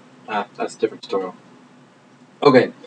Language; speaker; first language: English; native; English